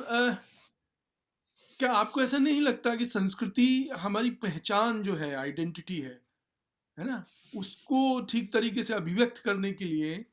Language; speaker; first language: Hindi; native; Hindi